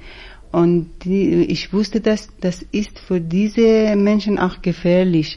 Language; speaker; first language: German; non-native, fluent; Persian